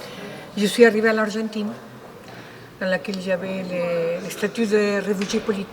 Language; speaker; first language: French; non-native, fluent; Spanish